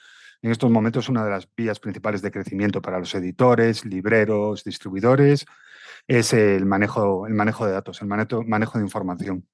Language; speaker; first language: Spanish; native; Spanish